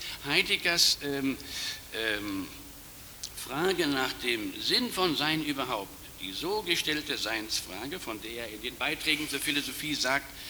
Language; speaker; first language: German; native; German